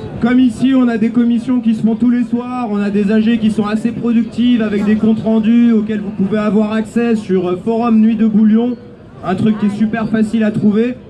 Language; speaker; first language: French; native; French